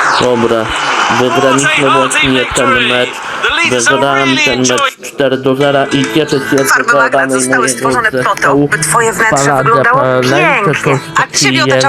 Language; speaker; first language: Polish; native; Polish